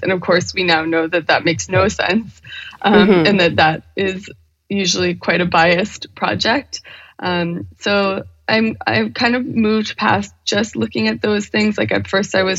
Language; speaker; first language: English; native; English